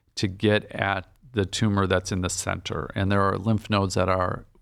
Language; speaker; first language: English; native; English